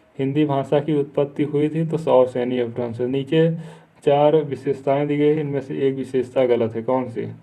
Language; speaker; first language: Hindi; native; Hindi